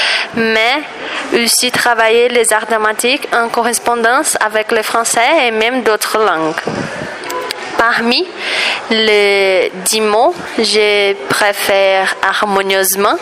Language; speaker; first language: French; non-native, learner; Portuguese